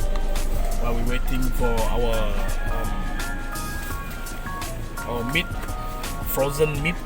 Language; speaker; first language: English; non-native, local second language; Malay